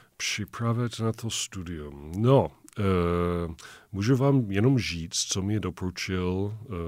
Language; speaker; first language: Czech; non-native, fluent; English